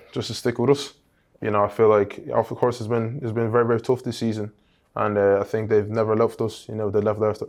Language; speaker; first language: English; native; English